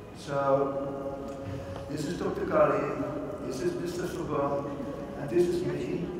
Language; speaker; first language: English; non-native, fluent; Dutch